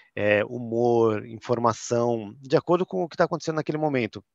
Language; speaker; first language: Portuguese; native; Portuguese